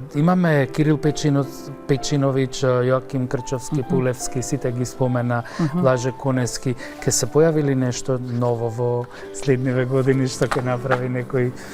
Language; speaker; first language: Macedonian; native; Macedonian